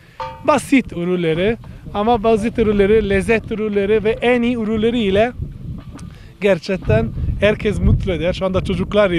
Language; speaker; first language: Turkish; non-native, learner; Italian